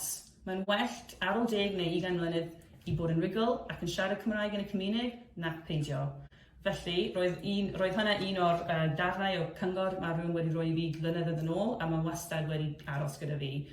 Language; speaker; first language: Welsh; non-native, fluent; English